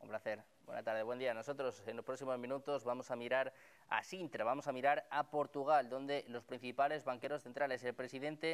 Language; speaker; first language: Spanish; native; Spanish